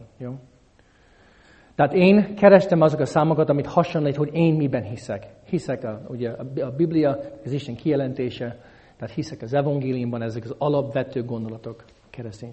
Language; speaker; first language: Hungarian; non-native, fluent; English